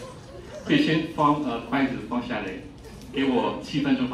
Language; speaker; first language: Chinese; non-native, fluent; English